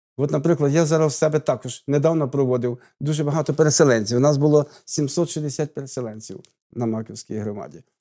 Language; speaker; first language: Ukrainian; native; Ukrainian